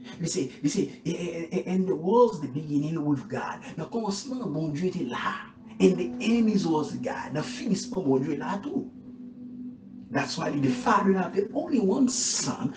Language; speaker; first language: English; non-native, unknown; Haitian Creole